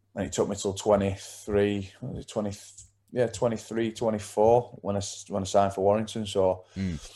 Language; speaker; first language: English; native; English